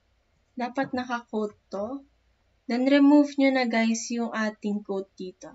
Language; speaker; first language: Filipino; native; Filipino